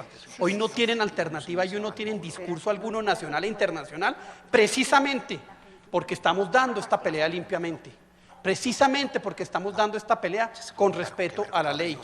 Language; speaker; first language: Spanish; native; Spanish